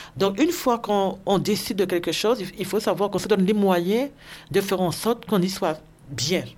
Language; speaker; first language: French; native; French